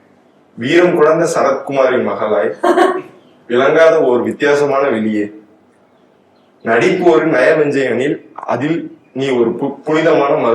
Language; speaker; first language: Tamil; native; Tamil